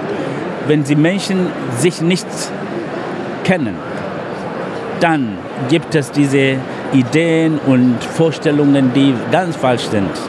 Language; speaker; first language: German; non-native, fluent; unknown